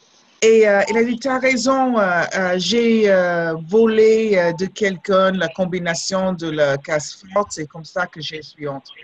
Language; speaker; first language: French; non-native, fluent; English